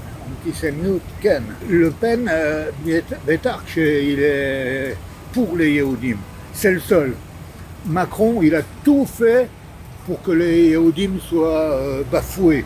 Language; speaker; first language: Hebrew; non-native, learner; French